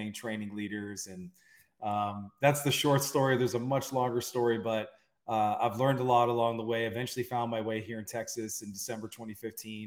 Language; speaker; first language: English; native; English